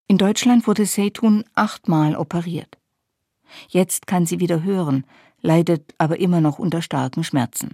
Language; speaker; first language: German; native; German